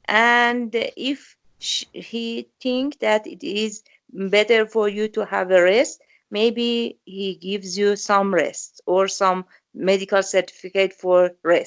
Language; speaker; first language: English; non-native, learner; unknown